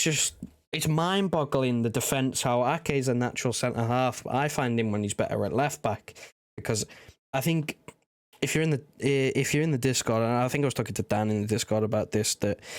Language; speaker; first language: English; native; English